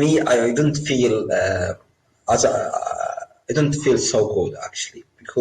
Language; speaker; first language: English; non-native, learner; Arabic